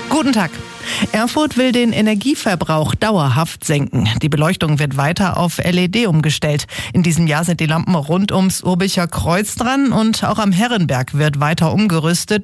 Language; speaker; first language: German; native; German